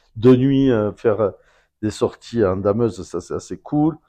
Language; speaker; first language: French; native; French